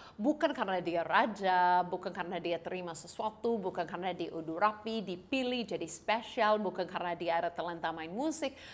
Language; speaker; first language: Indonesian; non-native, fluent; English